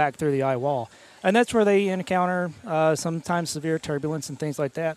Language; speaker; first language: English; native; English